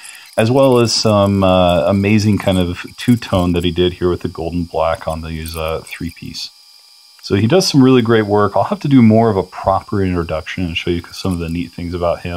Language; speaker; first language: English; native; English